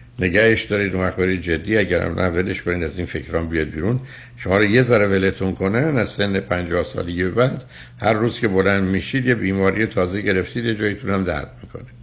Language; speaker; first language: Persian; native; Persian